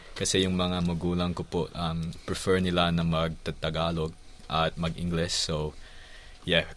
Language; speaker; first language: Filipino; early bilingual, heritage; English